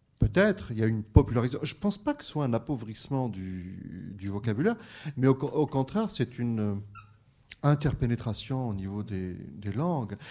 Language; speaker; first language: French; native; French